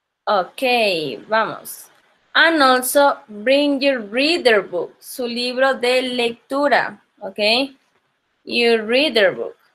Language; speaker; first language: English; non-native, local second language; Spanish